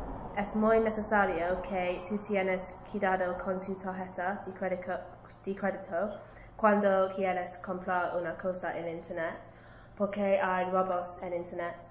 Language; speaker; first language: Spanish; non-native, learner; English